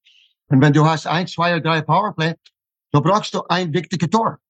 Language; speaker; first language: German; non-native, fluent; English